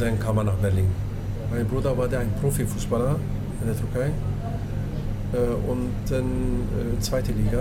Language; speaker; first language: German; non-native, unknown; Turkish